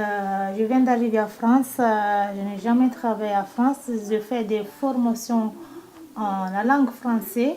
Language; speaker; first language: French; non-native, learner; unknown